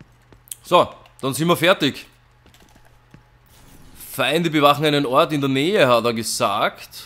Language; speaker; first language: German; native; German